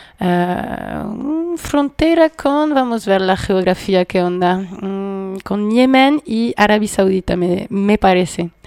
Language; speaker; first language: Spanish; non-native, fluent; French